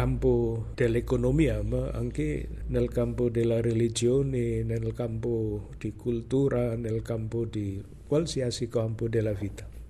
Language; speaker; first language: Italian; non-native, fluent; Javanese